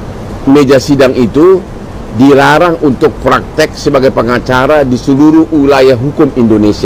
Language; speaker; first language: Indonesian; native; Indonesian